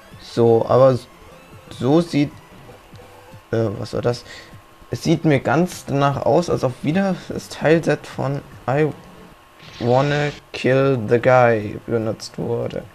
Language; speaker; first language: German; native; German